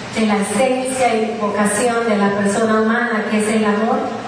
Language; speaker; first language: Spanish; native; Spanish